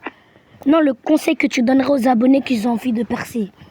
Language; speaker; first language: French; native; French